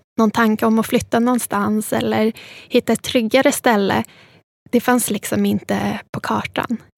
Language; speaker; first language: Swedish; early bilingual, other home language; Spanish